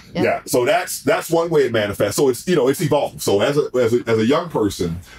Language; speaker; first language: English; native; English